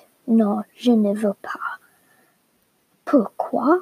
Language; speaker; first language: French; non-native, learner; English